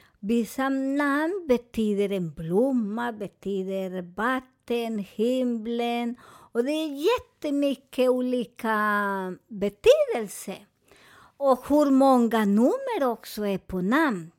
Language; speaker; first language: Swedish; non-native, fluent; Spanish